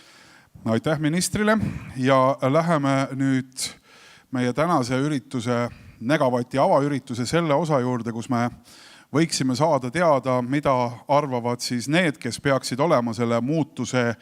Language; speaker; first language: Estonian; native; Estonian